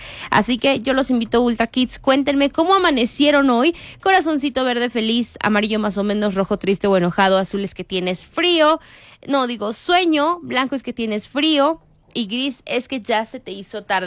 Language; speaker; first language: Spanish; native; Spanish